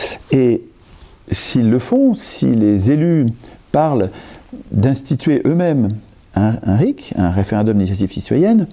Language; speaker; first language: French; native; French